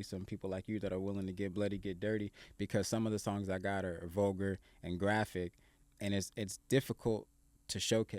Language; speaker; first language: English; native; English